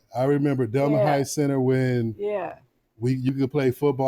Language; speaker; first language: English; native; English